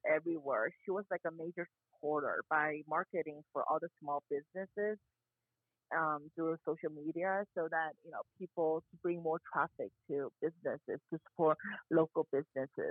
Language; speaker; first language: English; native; English